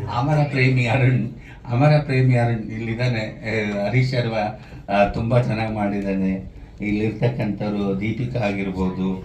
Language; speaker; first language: Kannada; native; Kannada